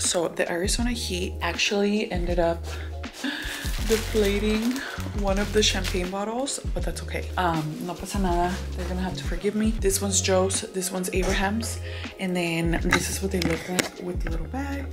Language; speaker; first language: English; early bilingual, other home language; Spanish